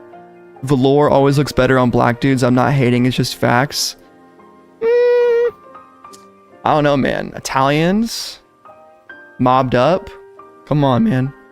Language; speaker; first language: English; native; English